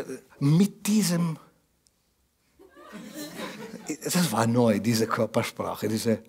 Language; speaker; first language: German; non-native, fluent; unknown